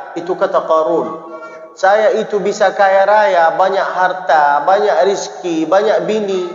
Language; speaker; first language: Malay; early bilingual, heritage; Malay